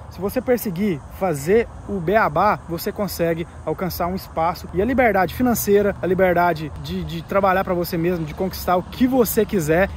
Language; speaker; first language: Portuguese; native; Portuguese